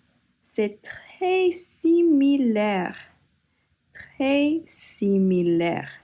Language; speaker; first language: French; non-native, fluent; English